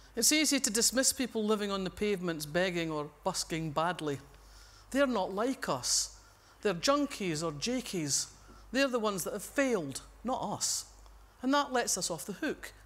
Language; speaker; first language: English; native; English